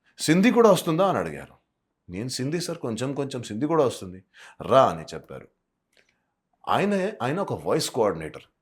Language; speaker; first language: Telugu; non-native, local second language; Hindi